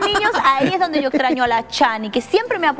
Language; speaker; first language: Spanish; native; Spanish